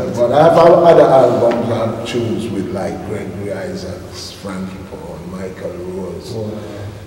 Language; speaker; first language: English; native; English